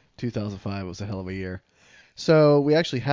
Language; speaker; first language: English; native; English